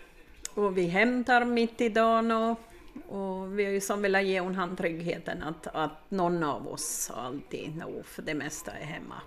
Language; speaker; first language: Swedish; native; Swedish